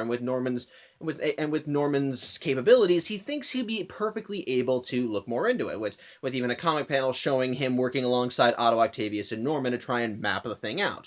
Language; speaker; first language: English; native; English